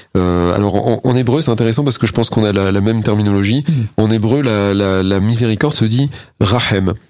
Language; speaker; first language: French; native; French